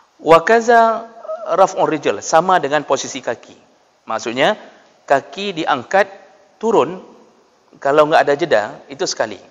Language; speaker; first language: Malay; non-native, local second language; Achinese